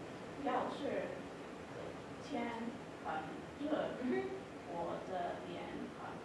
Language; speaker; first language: Chinese; non-native, learner; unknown